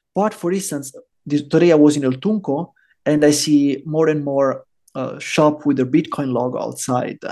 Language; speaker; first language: English; non-native, fluent; Italian